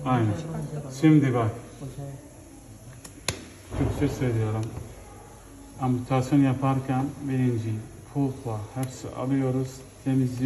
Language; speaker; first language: Turkish; non-native, fluent; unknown